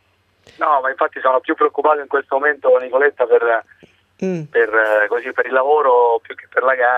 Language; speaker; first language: Italian; native; Italian